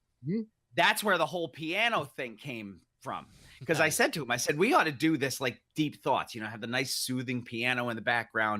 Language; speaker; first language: English; native; English